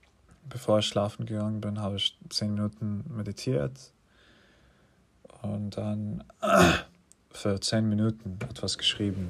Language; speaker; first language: German; non-native, fluent; English